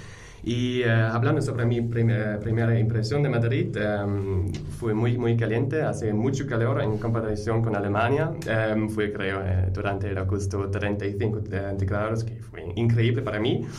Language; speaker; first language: Spanish; non-native, fluent; German